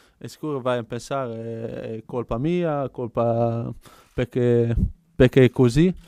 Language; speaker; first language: Italian; non-native, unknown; Dutch